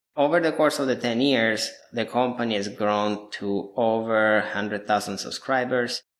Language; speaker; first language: English; non-native, fluent; Italian